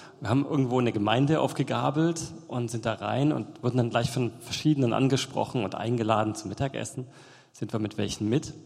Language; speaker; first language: German; native; German